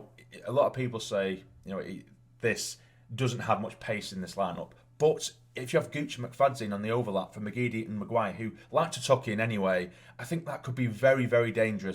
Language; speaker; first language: English; native; English